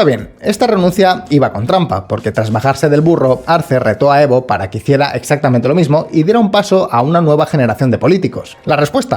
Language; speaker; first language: Spanish; native; Spanish